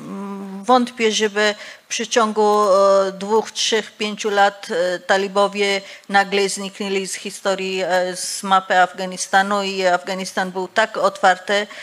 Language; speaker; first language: Polish; non-native, fluent; Persian